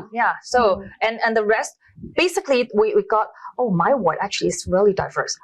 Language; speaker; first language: English; non-native, local second language; Cantonese